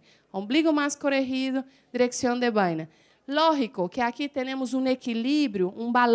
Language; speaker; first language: Spanish; non-native, fluent; Portuguese